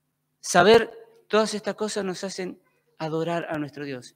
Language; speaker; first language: Spanish; native; Spanish